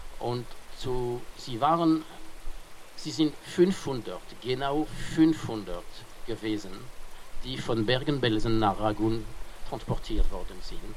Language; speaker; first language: German; non-native, fluent; French